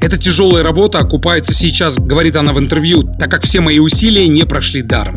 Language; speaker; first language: Russian; native; Russian